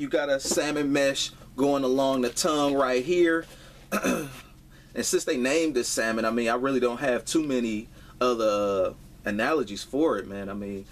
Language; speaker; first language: English; native; English